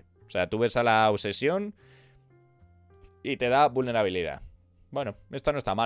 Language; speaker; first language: Spanish; native; Spanish